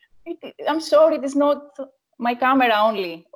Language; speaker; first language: English; non-native, learner; Greek